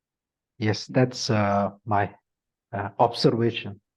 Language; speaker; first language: English; non-native, learner; Mongolian